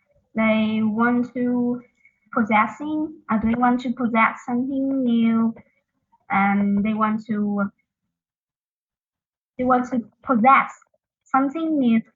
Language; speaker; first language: English; non-native, learner; Vietnamese